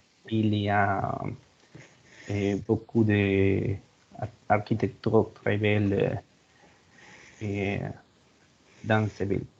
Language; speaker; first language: French; non-native, learner; Spanish